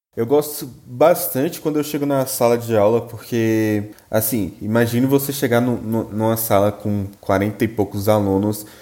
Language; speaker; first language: Portuguese; native; Portuguese